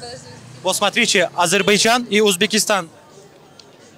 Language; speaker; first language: Russian; non-native, fluent; Turkmen